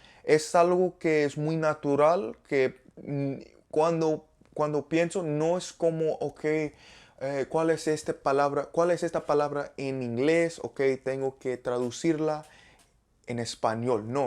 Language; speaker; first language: Spanish; non-native, learner; English